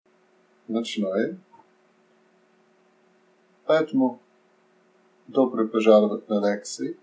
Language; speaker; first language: Russian; non-native, fluent; English